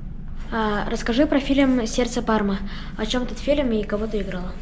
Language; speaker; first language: Russian; non-native, local second language; Yakut